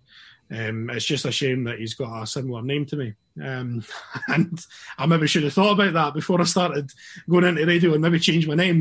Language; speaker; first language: English; native; English